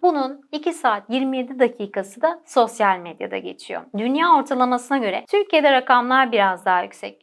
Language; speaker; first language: Turkish; native; Turkish